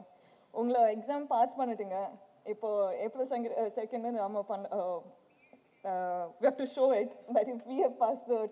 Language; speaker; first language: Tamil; non-native, learner; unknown